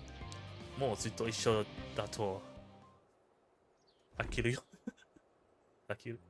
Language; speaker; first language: Japanese; non-native, learner; English